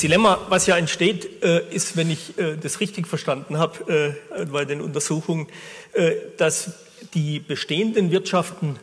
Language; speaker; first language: German; native; German